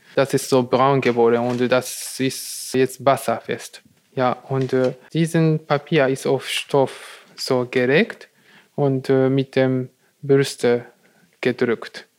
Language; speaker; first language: German; non-native, learner; Japanese